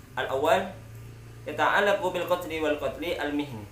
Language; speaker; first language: Arabic; non-native, learner; Indonesian